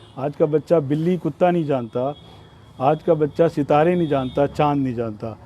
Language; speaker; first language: Urdu; native; Urdu